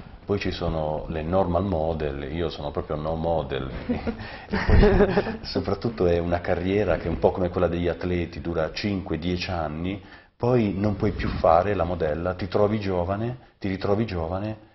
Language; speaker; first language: Italian; native; Italian